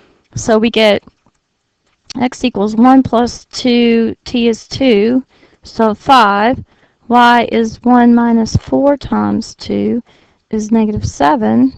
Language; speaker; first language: English; native; English